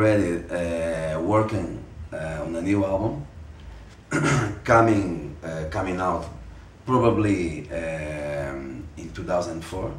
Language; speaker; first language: English; non-native, fluent; Portuguese